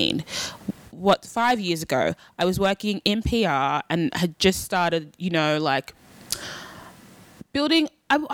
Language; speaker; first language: English; native; English